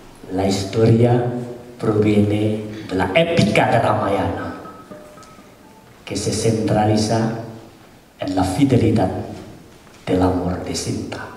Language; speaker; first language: Spanish; non-native, fluent; Indonesian